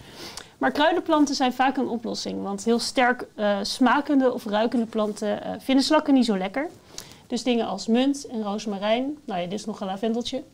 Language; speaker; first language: Dutch; native; Dutch